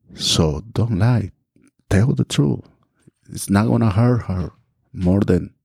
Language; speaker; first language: English; non-native, learner; Spanish